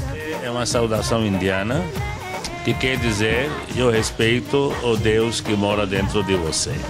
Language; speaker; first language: Portuguese; non-native, fluent; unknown